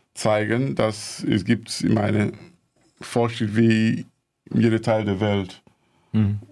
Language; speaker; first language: German; non-native, fluent; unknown